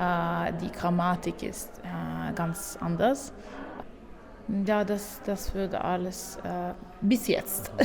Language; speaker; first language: German; non-native, fluent; Russian